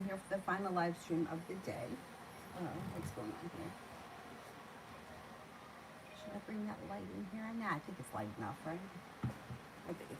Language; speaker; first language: English; native; English